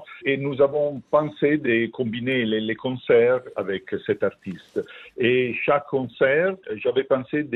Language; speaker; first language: French; non-native, learner; Italian